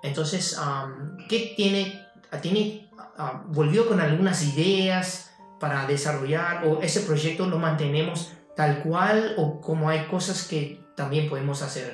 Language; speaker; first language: Spanish; non-native, fluent; Chinese